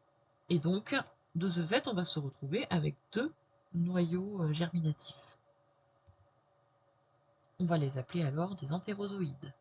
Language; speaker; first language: French; native; French